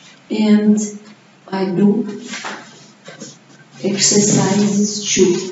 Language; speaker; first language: English; non-native, learner; Portuguese